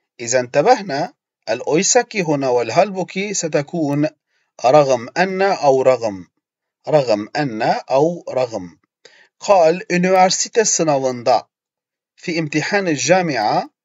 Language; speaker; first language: Arabic; non-native, fluent; Turkish